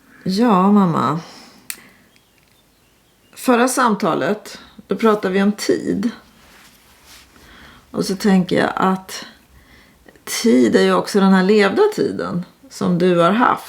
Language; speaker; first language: Swedish; native; Swedish